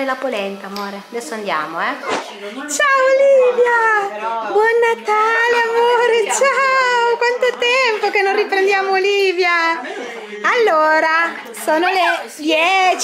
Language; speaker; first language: Italian; native; Italian